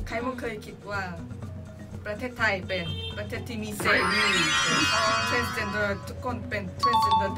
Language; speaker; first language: Thai; non-native, learner; Korean